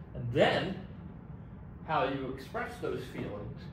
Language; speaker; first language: English; native; English